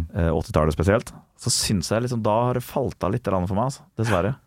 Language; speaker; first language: Norwegian; native; Norwegian